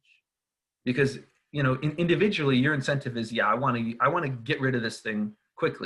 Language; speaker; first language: English; native; English